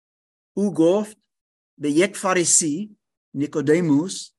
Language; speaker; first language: Persian; non-native, learner; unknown